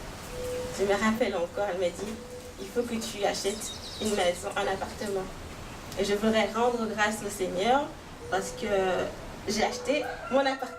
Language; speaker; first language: French; native; French